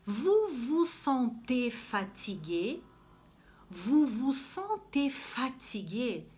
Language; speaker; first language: French; non-native, fluent; Portuguese